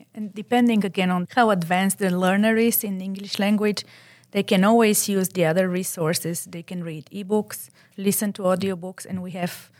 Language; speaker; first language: English; non-native, fluent; Bulgarian